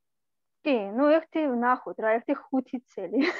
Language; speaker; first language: Georgian; non-native, local second language; Russian